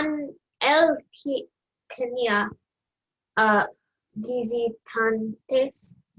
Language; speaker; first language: Spanish; non-native, learner; English